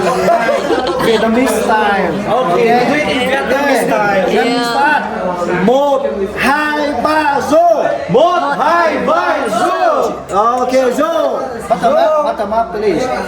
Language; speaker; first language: English; non-native, learner; Vietnamese